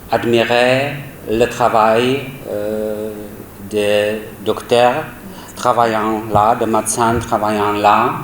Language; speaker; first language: French; non-native, learner; Czech